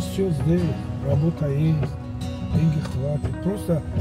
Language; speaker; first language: Russian; non-native, local second language; Tajik